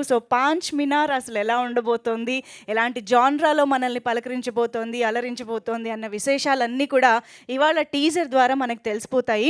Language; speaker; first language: Telugu; native; Telugu